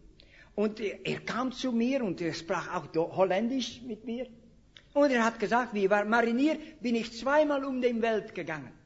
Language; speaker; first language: German; non-native, fluent; Dutch